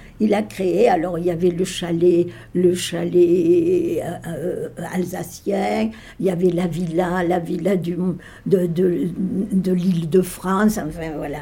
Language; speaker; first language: French; native; French